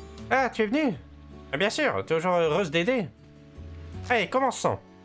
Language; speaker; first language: French; native; French